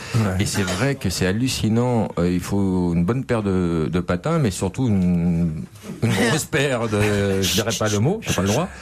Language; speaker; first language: French; native; French